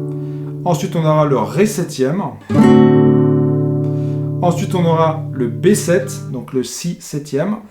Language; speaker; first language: French; native; French